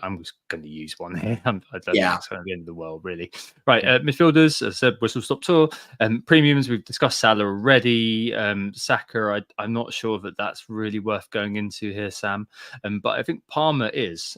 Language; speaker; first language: English; native; English